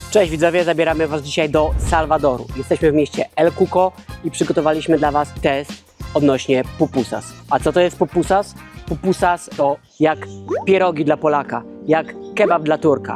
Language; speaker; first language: Polish; native; Polish